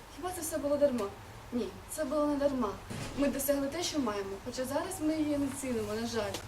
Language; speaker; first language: Ukrainian; non-native, local second language; Russian